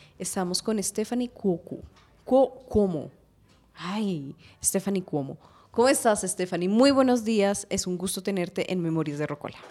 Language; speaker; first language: Spanish; native; Spanish